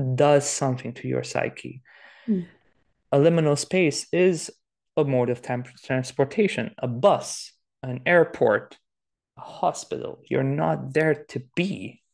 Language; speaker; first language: English; non-native, fluent; Romanian